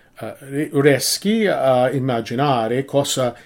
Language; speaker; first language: Italian; non-native, learner; English